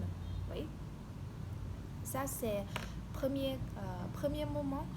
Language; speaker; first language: French; non-native, learner; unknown